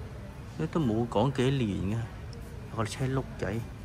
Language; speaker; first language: Chinese; early bilingual, heritage; Cantonese